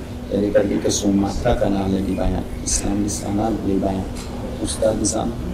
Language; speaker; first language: Indonesian; non-native, fluent; Swedish